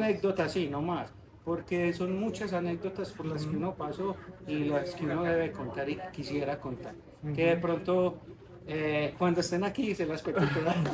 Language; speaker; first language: Spanish; native; Spanish